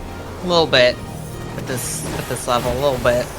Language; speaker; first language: English; native; English